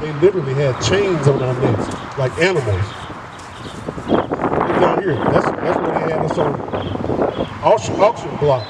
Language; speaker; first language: English; native; English